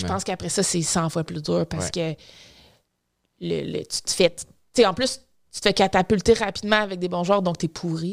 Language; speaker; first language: French; native; French